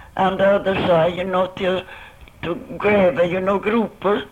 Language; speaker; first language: English; non-native, fluent; Swedish